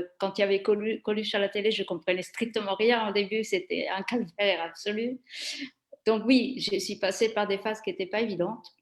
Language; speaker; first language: French; non-native, fluent; Italian